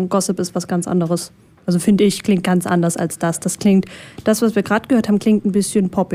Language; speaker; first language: German; native; German